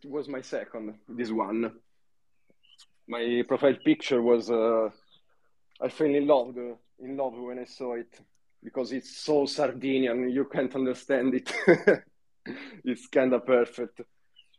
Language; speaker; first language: English; non-native, fluent; Italian